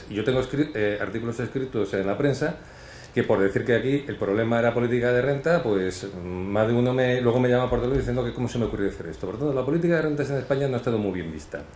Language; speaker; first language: Spanish; native; Spanish